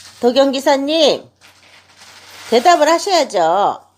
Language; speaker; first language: Korean; native; Korean